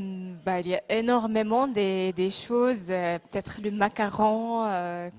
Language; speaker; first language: French; non-native, local second language; Arabic